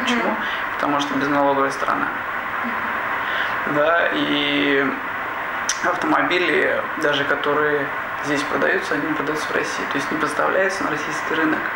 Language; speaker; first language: Russian; native; Russian